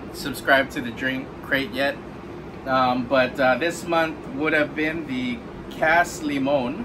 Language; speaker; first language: English; native; English